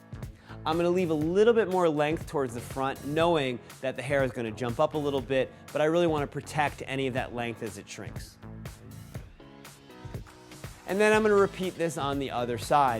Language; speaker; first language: English; native; English